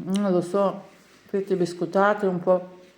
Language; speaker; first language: Italian; non-native, learner; Ukrainian